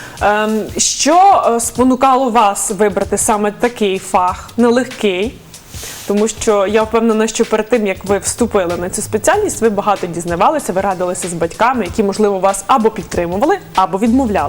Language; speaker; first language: Ukrainian; native; Ukrainian